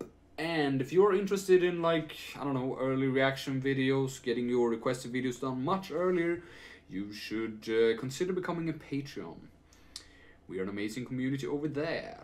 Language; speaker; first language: English; non-native, fluent; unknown